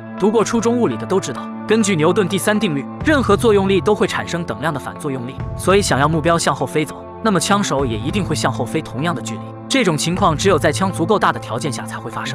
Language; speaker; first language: Chinese; native; Chinese